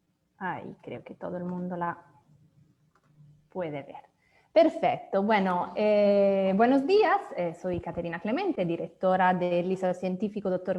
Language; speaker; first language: Spanish; native; Spanish